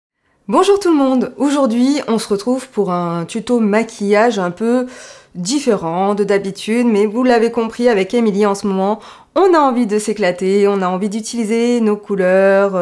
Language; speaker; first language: French; native; French